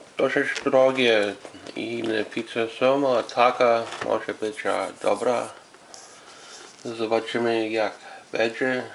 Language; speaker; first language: Polish; early bilingual, heritage; English